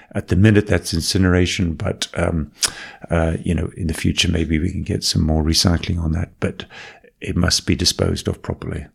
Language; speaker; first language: English; native; English